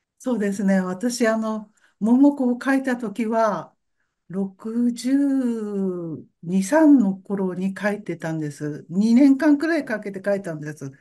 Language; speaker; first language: Japanese; native; Japanese